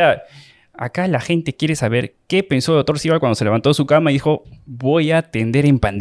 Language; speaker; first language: Spanish; native; Spanish